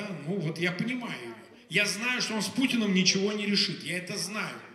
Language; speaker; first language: Russian; native; Russian